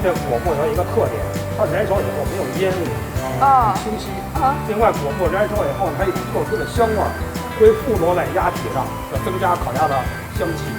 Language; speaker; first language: Chinese; native; Chinese